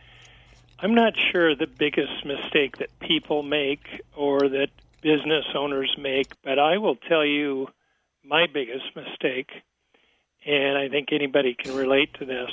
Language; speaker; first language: English; native; English